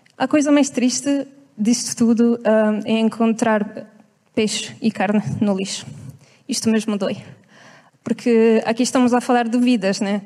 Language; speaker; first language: Portuguese; non-native, fluent; Italian